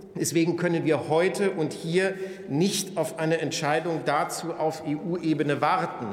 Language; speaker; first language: German; native; German